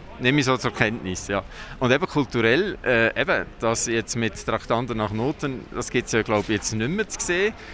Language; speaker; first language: German; native; German